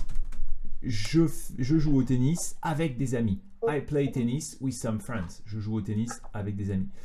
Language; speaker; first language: French; native; French